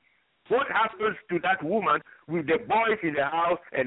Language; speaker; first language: English; non-native, fluent; French